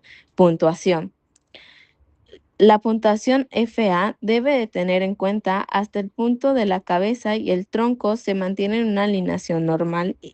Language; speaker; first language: Spanish; native; Spanish